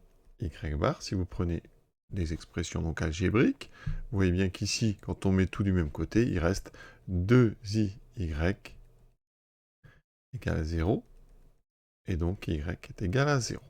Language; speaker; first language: French; native; French